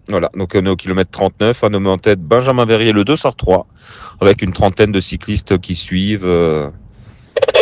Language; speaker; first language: French; native; French